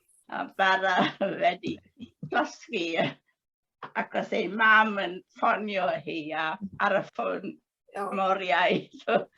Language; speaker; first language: Welsh; non-native, learner; English